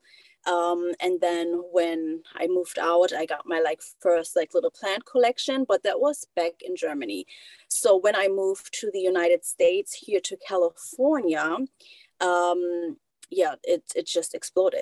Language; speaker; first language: English; non-native, fluent; German